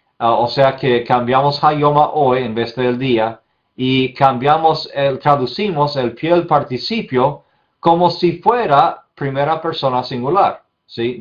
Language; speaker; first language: Spanish; non-native, fluent; English